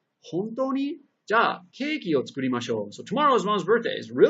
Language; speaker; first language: Japanese; non-native, fluent; English